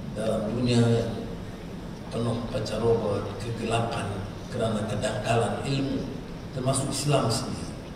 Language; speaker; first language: Malay; native; Malay